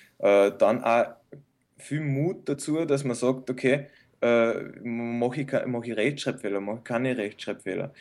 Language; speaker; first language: German; early bilingual, other home language; Bosnian